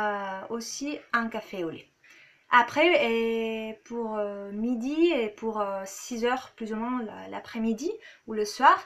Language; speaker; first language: French; non-native, fluent; Spanish